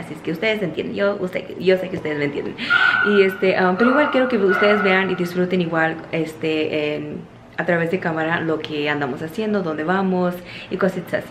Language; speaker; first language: Spanish; early bilingual, heritage; Spanish